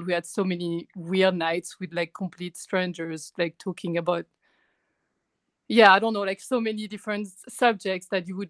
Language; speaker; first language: English; non-native, fluent; French